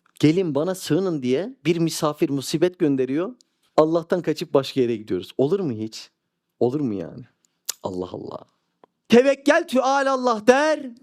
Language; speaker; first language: Turkish; native; Turkish